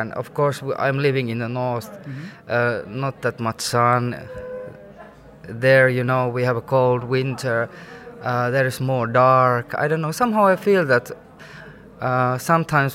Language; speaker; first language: English; non-native, fluent; Finnish